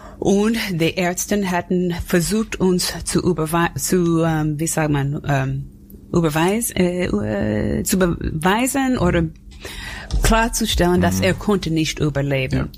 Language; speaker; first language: German; non-native, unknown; English